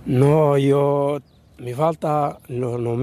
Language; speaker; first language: Spanish; non-native, learner; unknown